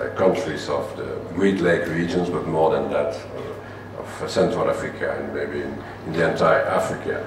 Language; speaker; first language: English; non-native, fluent; French